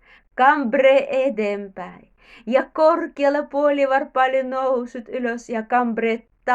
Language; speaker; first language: Finnish; non-native, learner; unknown